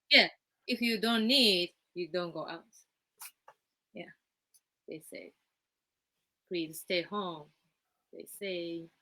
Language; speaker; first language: English; non-native, learner; Japanese